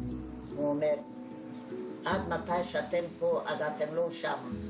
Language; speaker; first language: Hebrew; non-native, fluent; Hungarian